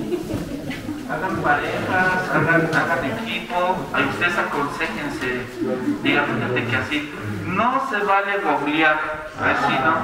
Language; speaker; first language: Spanish; native; Spanish